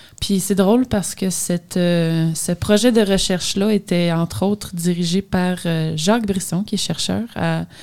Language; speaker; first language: French; native; French